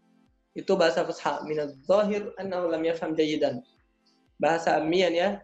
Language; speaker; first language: Indonesian; non-native, learner; Arabic